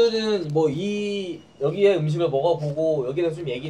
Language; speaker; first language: Korean; native; Korean